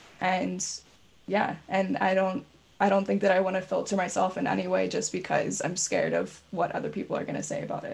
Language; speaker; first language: English; native; English